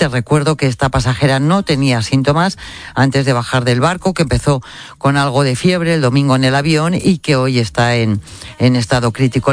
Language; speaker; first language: Spanish; native; Spanish